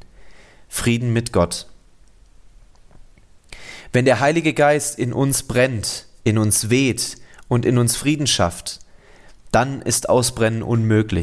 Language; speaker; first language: German; native; German